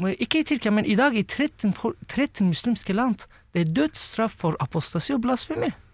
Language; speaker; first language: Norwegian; non-native, fluent; Turkish